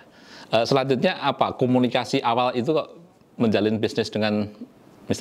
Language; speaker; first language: Indonesian; native; Indonesian